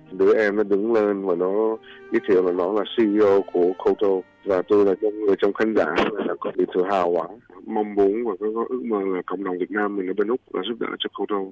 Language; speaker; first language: Vietnamese; early bilingual, heritage; Vietnamese